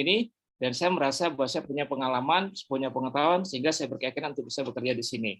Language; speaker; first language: Indonesian; native; Indonesian